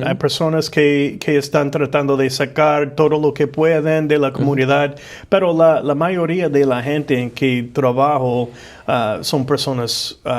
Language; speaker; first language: Spanish; non-native, fluent; English